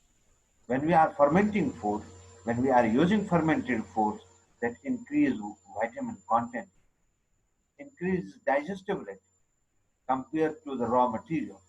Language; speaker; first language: English; non-native, local second language; Urdu